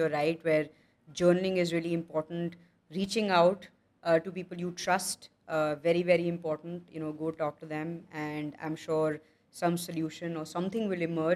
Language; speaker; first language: English; non-native, local second language; Hindi